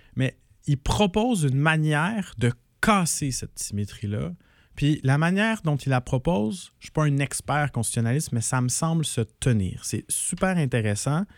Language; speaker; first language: French; native; French